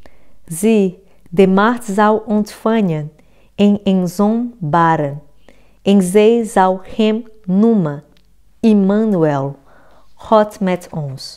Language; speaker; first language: Dutch; non-native, fluent; Portuguese